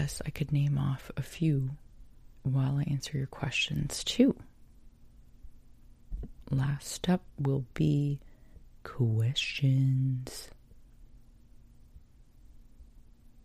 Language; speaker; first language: English; native; English